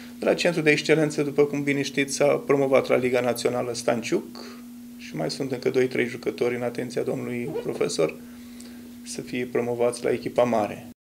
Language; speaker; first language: Romanian; native; Romanian